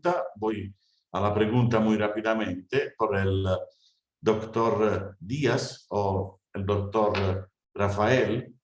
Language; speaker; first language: Spanish; non-native, fluent; Italian